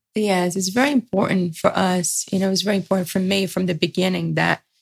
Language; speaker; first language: English; early bilingual, other home language; Portuguese